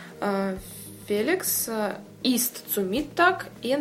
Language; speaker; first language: German; non-native, learner; Russian